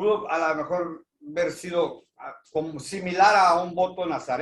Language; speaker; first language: Spanish; native; Spanish